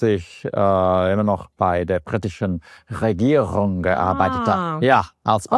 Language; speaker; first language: German; non-native, fluent; English